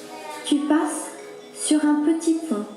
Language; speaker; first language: French; native; French